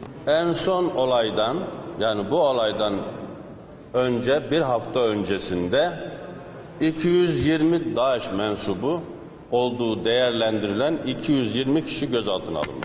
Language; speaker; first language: Turkish; native; Turkish